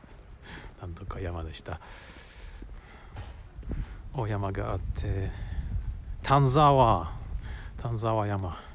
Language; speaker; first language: Japanese; non-native, learner; English